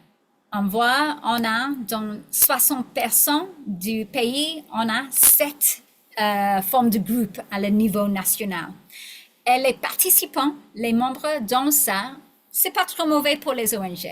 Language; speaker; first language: French; non-native, learner; English